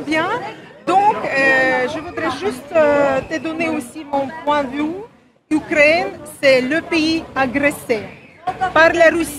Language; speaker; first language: French; non-native, learner; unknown